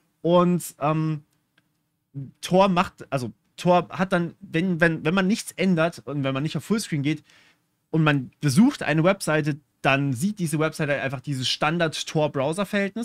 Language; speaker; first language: German; native; German